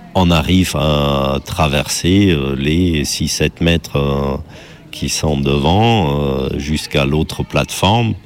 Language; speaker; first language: French; non-native, fluent; German